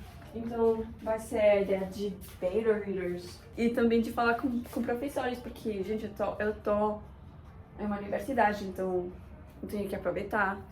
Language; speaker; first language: Portuguese; non-native, fluent; Spanish